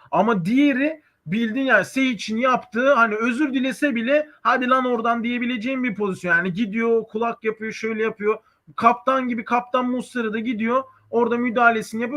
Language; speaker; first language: Turkish; native; Turkish